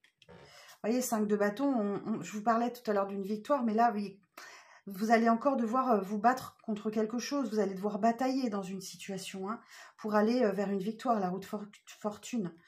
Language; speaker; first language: French; native; French